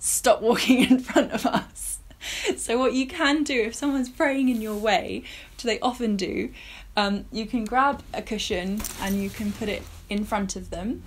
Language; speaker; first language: English; native; English